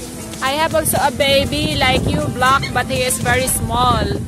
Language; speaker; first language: English; non-native, local second language; Cebuano